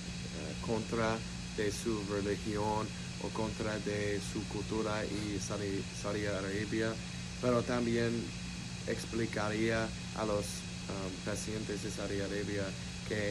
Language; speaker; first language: Spanish; non-native, learner; English